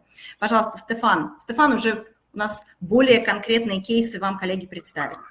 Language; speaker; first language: Russian; native; Russian